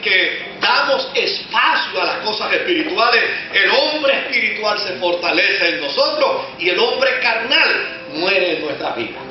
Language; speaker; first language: Spanish; native; Spanish